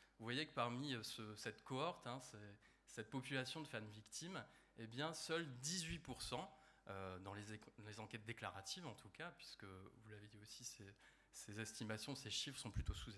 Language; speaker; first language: French; native; French